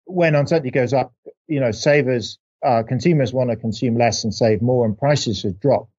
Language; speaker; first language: English; native; English